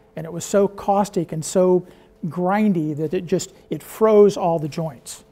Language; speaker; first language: English; native; English